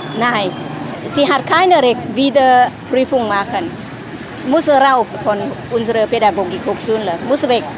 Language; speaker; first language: German; non-native, learner; Lao